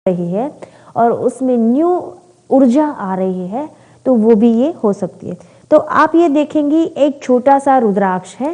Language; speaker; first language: Hindi; non-native, local second language; Gujarati